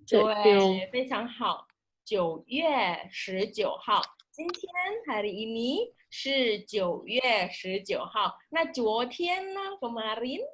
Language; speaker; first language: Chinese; non-native, fluent; Indonesian